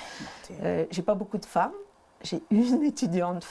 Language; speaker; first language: French; native; French